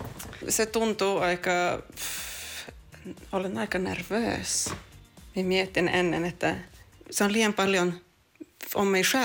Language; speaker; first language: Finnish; non-native, local second language; Swedish